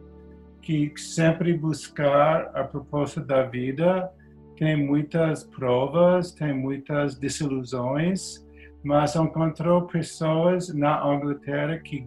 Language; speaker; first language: Portuguese; non-native, learner; English